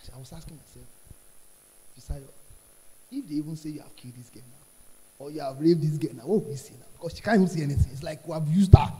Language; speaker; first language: English; non-native, local second language; Yoruba